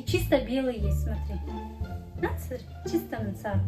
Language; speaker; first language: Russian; non-native, local second language; Kazakh